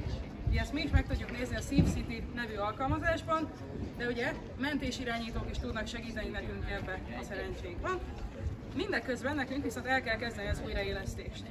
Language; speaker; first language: Hungarian; native; Hungarian